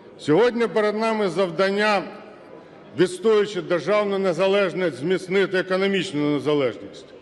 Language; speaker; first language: Ukrainian; non-native, local second language; Russian